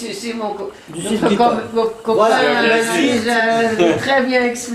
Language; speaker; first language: French; non-native, fluent; Dutch